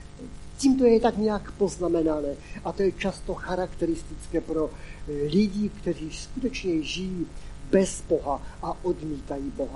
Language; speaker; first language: Czech; non-native, local second language; Polish